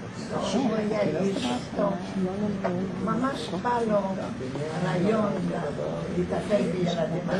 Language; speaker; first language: Hebrew; non-native, fluent; Polish